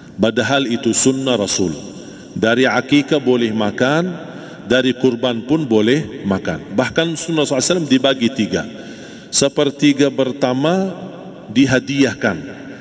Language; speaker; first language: Malay; non-native, fluent; Arabic